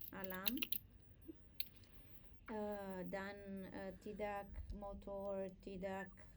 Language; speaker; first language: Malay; non-native, learner; English